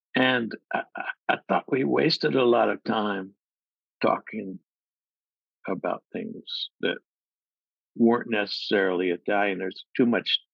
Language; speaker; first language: English; native; English